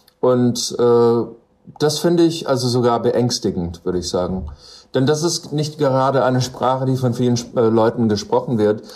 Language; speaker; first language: German; non-native, fluent; English